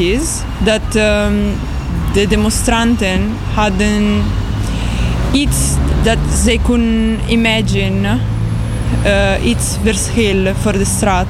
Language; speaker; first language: Dutch; non-native, learner; Italian